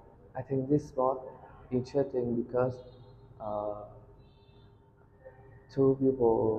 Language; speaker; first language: English; non-native, learner; Vietnamese